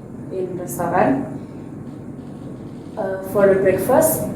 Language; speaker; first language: English; non-native, learner; Indonesian